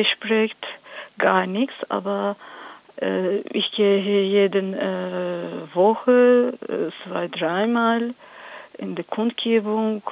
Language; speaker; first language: German; non-native, learner; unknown